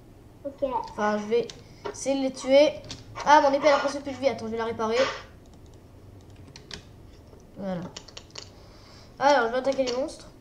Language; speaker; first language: French; native; French